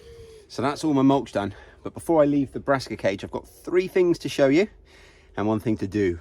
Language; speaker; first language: English; native; English